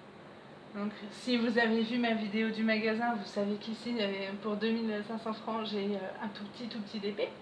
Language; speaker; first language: French; native; French